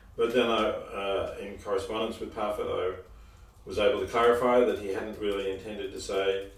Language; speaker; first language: English; native; English